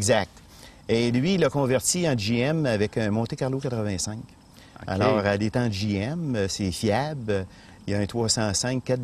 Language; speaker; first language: French; native; French